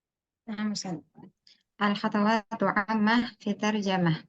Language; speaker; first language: Arabic; non-native, learner; Indonesian